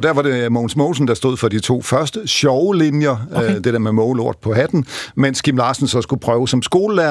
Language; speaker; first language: Danish; native; Danish